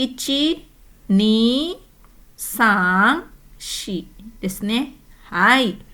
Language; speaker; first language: Japanese; non-native, fluent; Indonesian